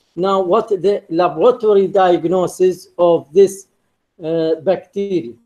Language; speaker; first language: English; non-native, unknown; Arabic